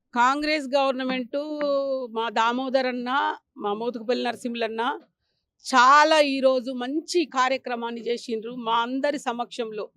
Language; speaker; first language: Telugu; native; Telugu